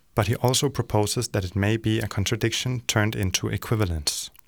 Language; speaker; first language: English; non-native, fluent; Danish